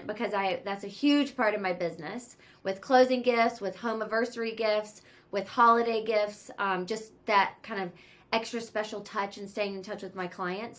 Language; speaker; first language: English; native; English